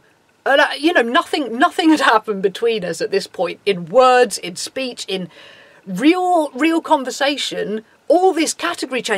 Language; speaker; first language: English; native; English